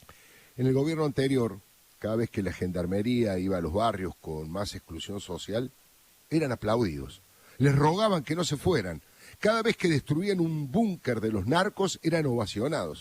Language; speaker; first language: Spanish; native; Spanish